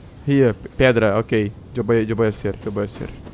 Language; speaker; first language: Spanish; non-native, learner; Portuguese